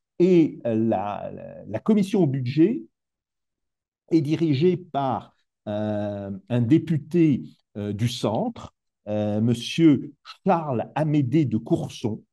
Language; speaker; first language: French; native; French